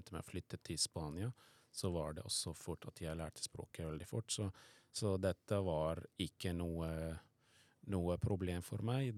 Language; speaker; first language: Norwegian; non-native, fluent; Arabic